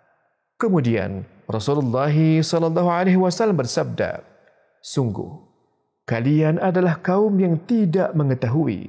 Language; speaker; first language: Indonesian; native; Indonesian